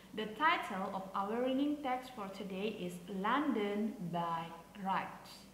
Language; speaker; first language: English; non-native, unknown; Indonesian